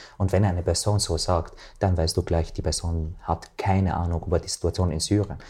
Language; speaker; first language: German; non-native, fluent; Arabic